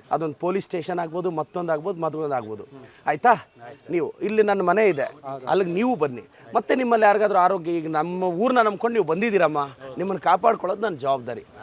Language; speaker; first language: Kannada; native; Kannada